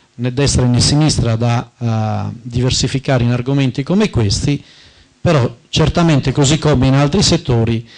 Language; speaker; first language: Italian; native; Italian